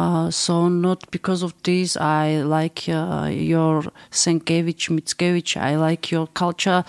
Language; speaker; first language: English; non-native, learner; Georgian